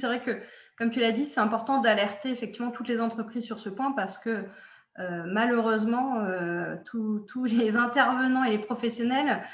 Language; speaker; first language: French; native; French